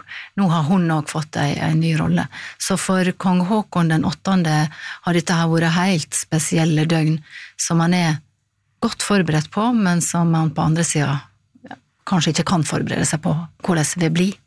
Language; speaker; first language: Norwegian; native; Norwegian